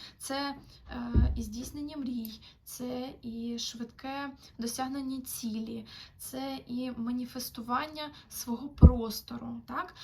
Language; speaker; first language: Ukrainian; non-native, local second language; Russian